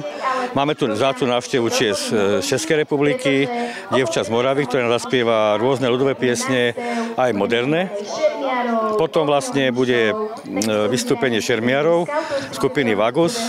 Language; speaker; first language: Slovak; native; Slovak